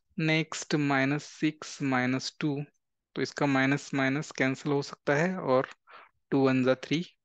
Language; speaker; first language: Hindi; non-native, local second language; Marathi